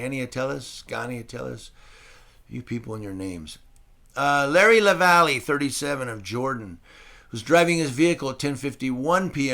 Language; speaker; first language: English; native; English